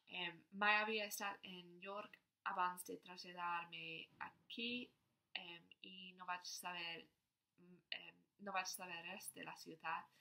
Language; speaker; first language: Catalan; non-native, learner; English